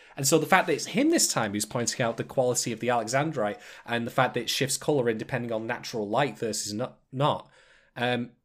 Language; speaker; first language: English; native; English